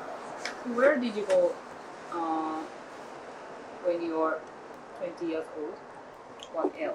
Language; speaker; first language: English; non-native, learner; Japanese